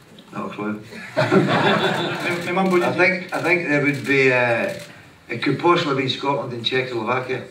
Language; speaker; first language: English; native; English